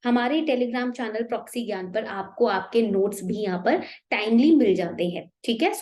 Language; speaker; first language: Hindi; native; Hindi